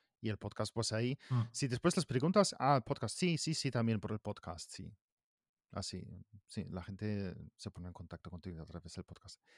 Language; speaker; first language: Spanish; non-native, fluent; German